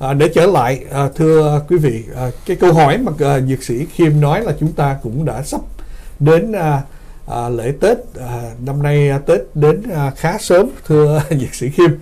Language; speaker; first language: Vietnamese; early bilingual, other home language; English